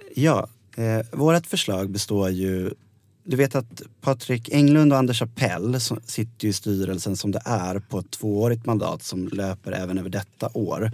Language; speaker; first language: Swedish; native; Swedish